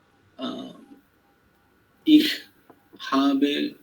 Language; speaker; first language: German; non-native, learner; Bangla